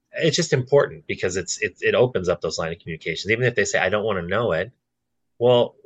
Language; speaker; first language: English; native; English